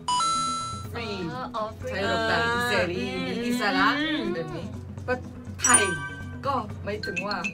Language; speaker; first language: Thai; non-native, learner; Korean